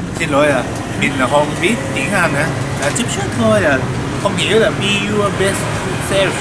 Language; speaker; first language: Vietnamese; non-native, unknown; Japanese